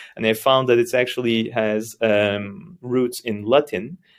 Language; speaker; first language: English; non-native, fluent; Turkish